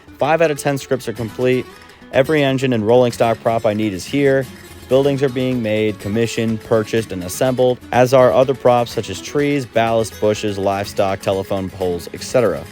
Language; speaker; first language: English; native; English